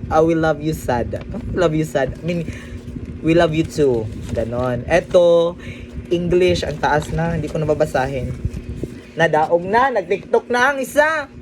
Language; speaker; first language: Filipino; non-native, local second language; Cebuano